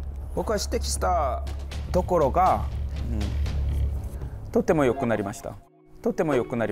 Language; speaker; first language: Japanese; non-native, fluent; Korean